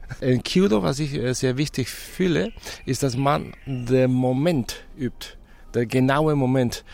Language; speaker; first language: German; non-native, fluent; Spanish